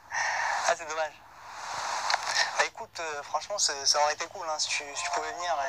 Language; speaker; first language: French; native; French